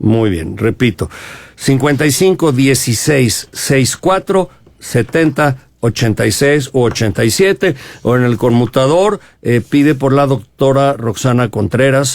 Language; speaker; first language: Spanish; native; Spanish